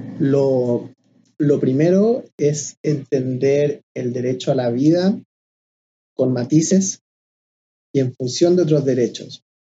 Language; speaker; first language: Spanish; native; Spanish